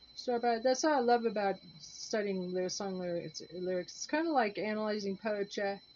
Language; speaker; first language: English; native; English